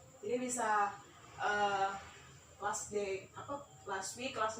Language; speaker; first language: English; non-native, learner; Indonesian